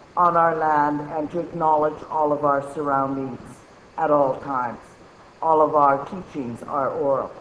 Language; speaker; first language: English; native; English